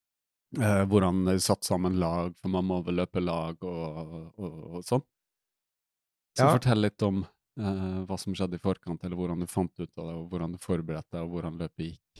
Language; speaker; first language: Norwegian; native; Norwegian